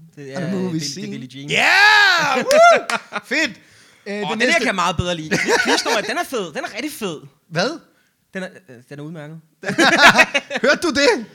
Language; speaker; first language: Danish; non-native, fluent; Arabic